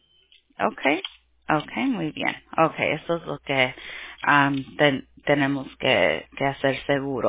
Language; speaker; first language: Spanish; early bilingual, heritage; Spanish